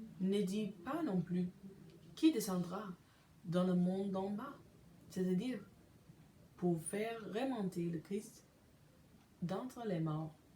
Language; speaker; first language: French; non-native, local second language; English